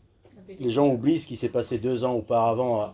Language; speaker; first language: French; native; French